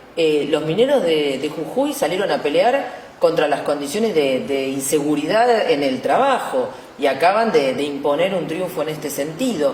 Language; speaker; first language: Spanish; native; Spanish